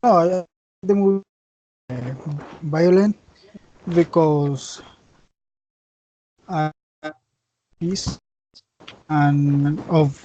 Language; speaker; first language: English; non-native, learner; Spanish